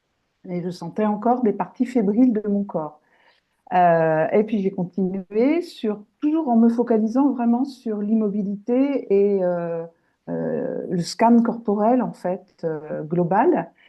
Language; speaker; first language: French; native; French